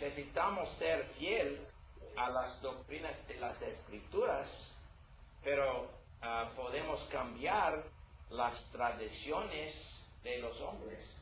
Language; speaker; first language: Spanish; non-native, learner; English